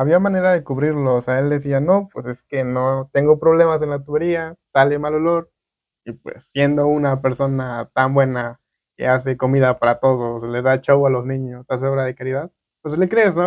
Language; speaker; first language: Spanish; native; Spanish